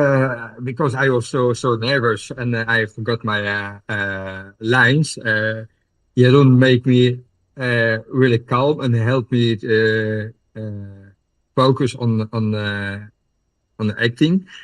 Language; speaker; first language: English; non-native, learner; Dutch